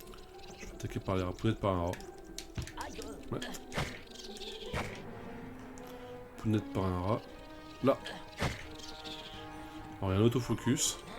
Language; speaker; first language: French; native; French